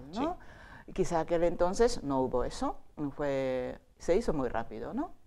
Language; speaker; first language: Spanish; non-native, fluent; Japanese